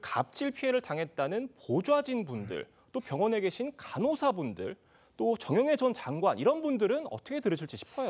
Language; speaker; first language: Korean; native; Korean